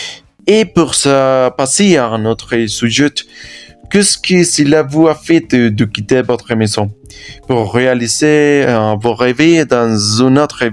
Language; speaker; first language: French; non-native, learner; Spanish